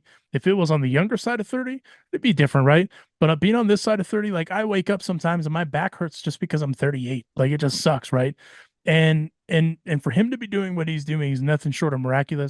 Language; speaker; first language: English; native; English